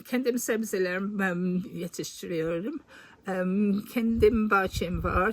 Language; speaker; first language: Turkish; non-native, learner; English